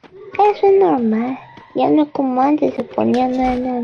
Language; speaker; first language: Spanish; native; Spanish